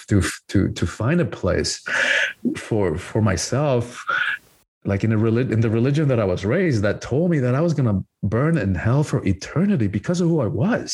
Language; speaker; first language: English; early bilingual, other home language; Spanish